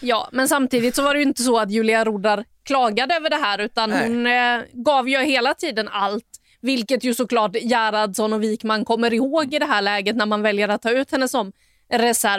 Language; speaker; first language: Swedish; native; Swedish